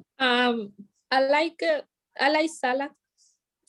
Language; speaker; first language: English; non-native, learner; Spanish